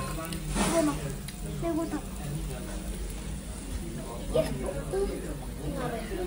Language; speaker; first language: Spanish; early bilingual, other home language; Bangla